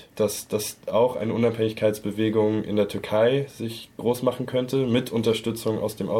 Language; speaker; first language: German; native; German